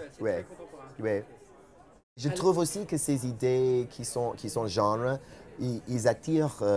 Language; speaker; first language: French; non-native, fluent; English